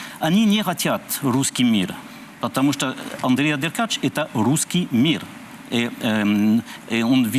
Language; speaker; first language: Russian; non-native, learner; French